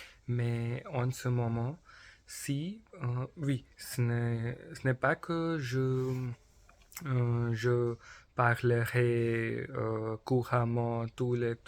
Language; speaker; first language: French; non-native, learner; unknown